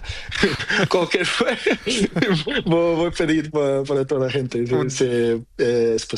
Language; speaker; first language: Spanish; non-native, learner; Portuguese